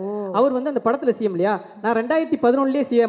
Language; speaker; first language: Tamil; native; Tamil